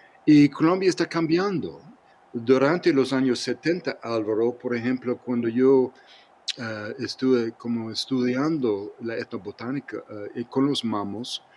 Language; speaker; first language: Spanish; non-native, fluent; English